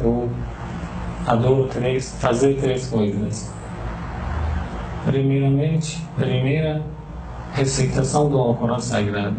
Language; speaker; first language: Portuguese; non-native, learner; Persian